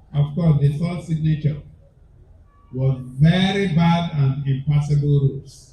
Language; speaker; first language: English; non-native, local second language; Igbo